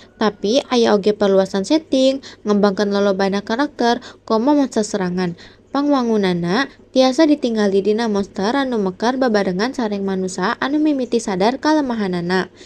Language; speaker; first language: Sundanese; non-native, local second language; Indonesian